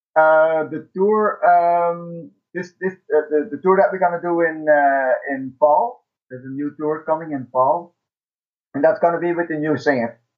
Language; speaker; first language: English; non-native, fluent; Dutch